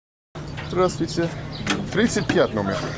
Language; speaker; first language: Russian; non-native, learner; English